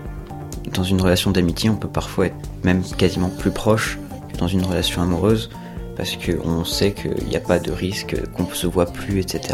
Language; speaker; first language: French; native; French